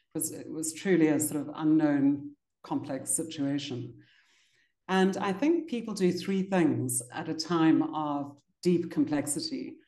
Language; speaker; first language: English; native; English